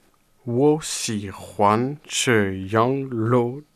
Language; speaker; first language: Chinese; non-native, learner; French